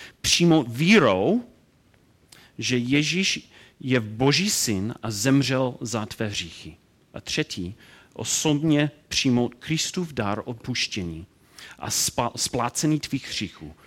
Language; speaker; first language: Czech; non-native, learner; English